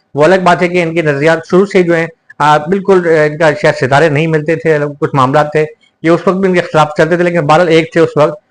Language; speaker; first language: Urdu; native; Urdu